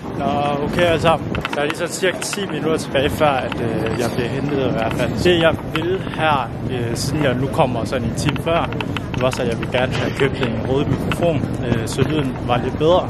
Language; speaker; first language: Danish; early bilingual, other home language; Vietnamese